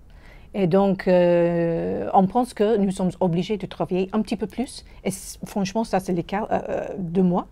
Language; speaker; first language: French; non-native, fluent; English